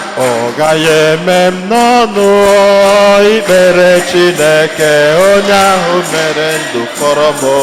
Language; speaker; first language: Igbo; native; Igbo